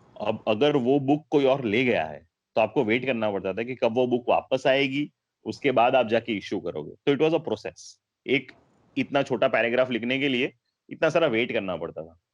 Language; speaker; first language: Hindi; non-native, local second language; Gujarati